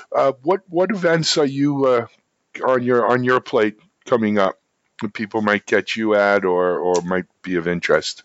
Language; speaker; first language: English; native; English